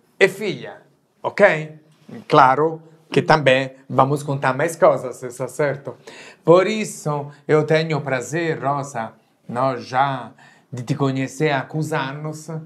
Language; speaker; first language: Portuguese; non-native, fluent; Italian